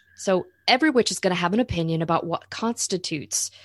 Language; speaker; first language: English; native; English